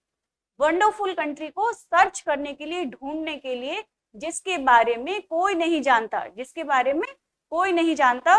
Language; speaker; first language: Hindi; native; Hindi